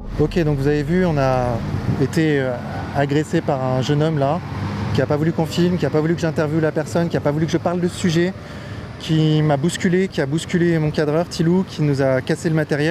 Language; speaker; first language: French; native; French